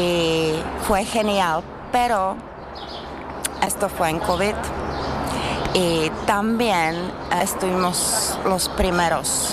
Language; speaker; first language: Spanish; non-native, fluent; Czech